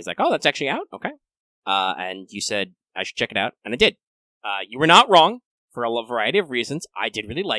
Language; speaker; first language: English; native; English